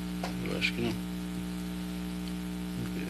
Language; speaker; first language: Portuguese; native; Portuguese